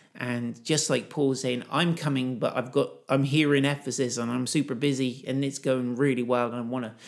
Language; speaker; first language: English; native; English